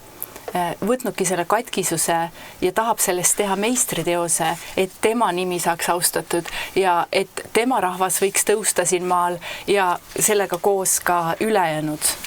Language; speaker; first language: Estonian; native; Estonian